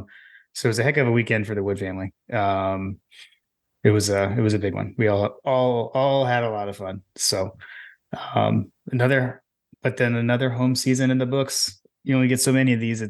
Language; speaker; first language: English; native; English